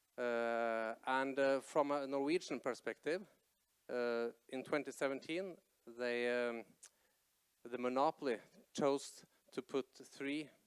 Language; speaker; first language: English; non-native, fluent; Norwegian